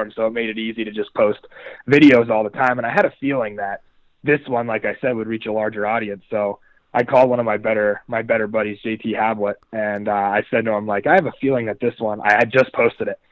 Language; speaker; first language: English; native; English